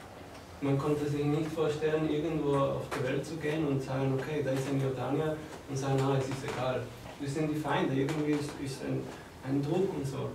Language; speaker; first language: German; non-native, fluent; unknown